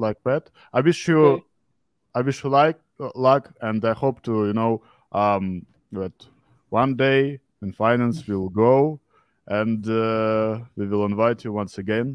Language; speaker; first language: English; non-native, fluent; Russian